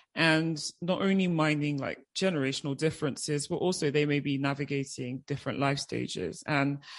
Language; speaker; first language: English; native; English